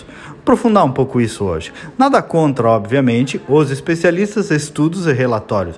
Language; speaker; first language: Portuguese; native; Portuguese